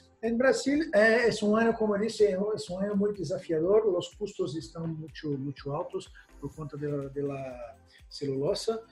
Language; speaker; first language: Spanish; non-native, learner; Portuguese